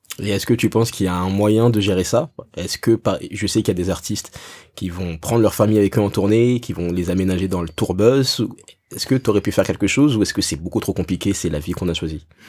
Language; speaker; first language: French; native; French